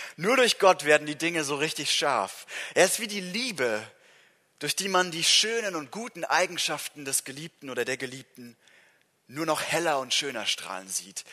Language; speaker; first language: German; non-native, fluent; English